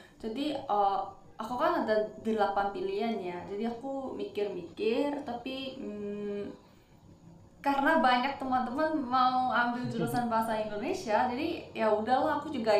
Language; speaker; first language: Indonesian; non-native, fluent; Korean